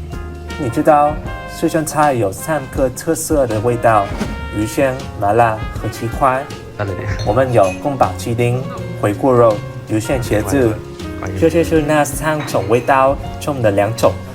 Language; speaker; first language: Chinese; non-native, learner; Vietnamese